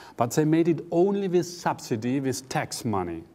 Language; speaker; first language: English; non-native, fluent; German